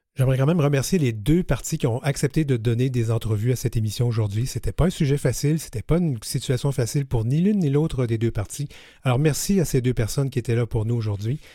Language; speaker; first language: French; native; French